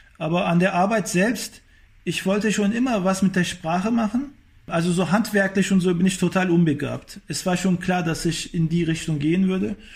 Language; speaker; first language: German; early bilingual, other home language; Turkish